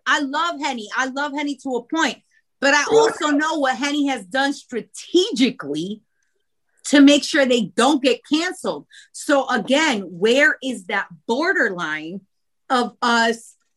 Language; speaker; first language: English; early bilingual, other home language; Spanish